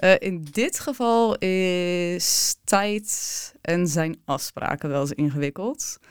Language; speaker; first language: Dutch; native; Dutch